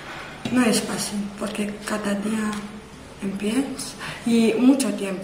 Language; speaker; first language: Spanish; non-native, learner; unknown